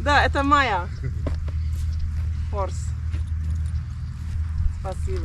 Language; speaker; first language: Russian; non-native, learner; German